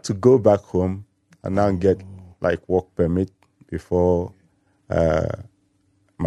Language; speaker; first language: English; non-native, local second language; Igbo